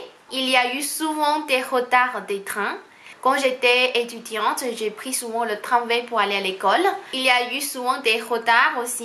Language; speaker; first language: French; non-native, fluent; Chinese